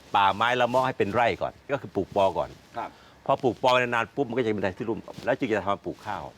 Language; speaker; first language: Thai; native; Thai